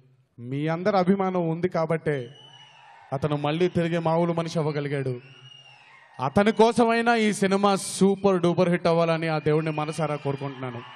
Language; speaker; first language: Telugu; native; Telugu